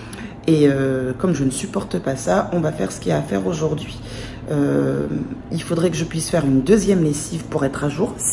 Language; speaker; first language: French; native; French